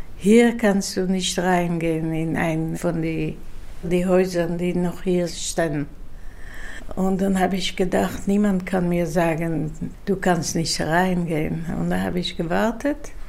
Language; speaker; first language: German; non-native, fluent; Dutch